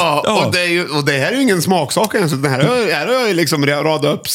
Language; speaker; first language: Swedish; native; Swedish